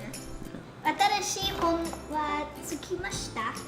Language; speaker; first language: Japanese; non-native, learner; English